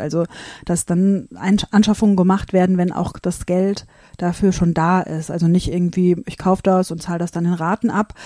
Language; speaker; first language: German; native; German